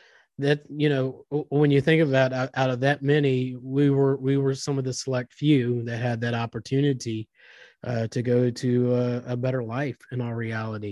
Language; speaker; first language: English; native; English